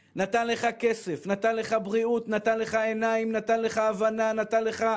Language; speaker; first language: Hebrew; native; Hebrew